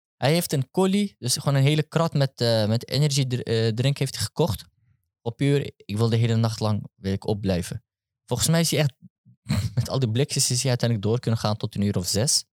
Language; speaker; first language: Dutch; early bilingual, other home language; Turkish